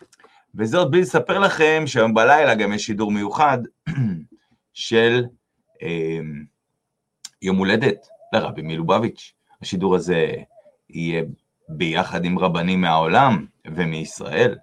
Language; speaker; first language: Hebrew; native; Hebrew